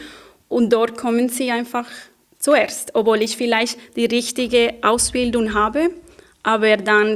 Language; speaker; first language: German; non-native, fluent; Spanish